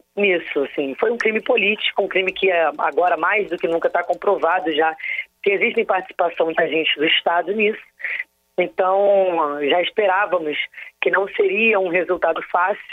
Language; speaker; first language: Portuguese; native; Portuguese